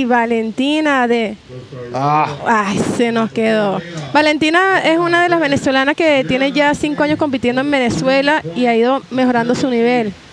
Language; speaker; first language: Spanish; native; Spanish